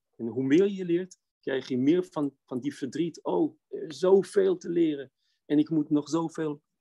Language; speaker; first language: Dutch; non-native, fluent; Hebrew